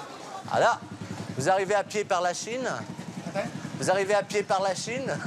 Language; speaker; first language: French; native; French